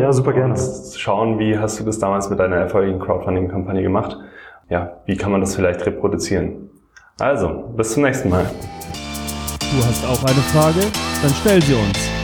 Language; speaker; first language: German; native; German